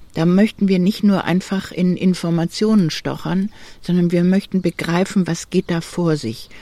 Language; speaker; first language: German; native; German